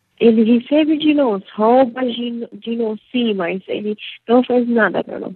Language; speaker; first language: Portuguese; non-native, learner; Arabic